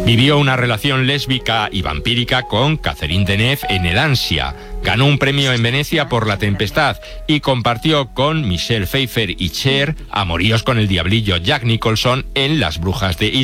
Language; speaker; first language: Spanish; native; Spanish